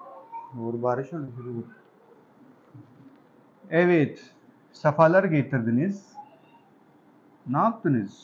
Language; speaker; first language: Turkish; non-native, learner; Urdu